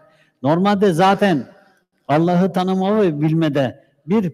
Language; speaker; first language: Turkish; native; Turkish